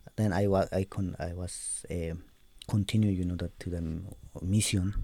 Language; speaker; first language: English; non-native, learner; Spanish